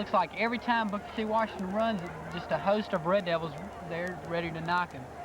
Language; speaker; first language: English; native; English